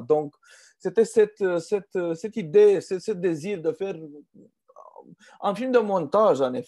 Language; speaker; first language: French; non-native, fluent; Romanian